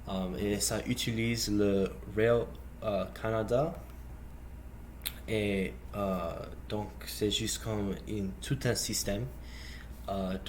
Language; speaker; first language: French; non-native, learner; English